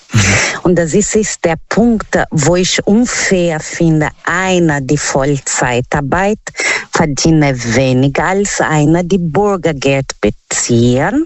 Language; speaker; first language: German; non-native, learner; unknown